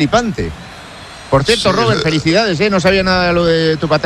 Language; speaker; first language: Spanish; native; Spanish